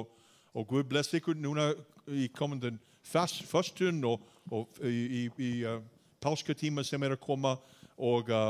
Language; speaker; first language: Icelandic; non-native, fluent; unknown